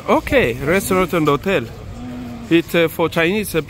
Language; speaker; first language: English; non-native, learner; Lingala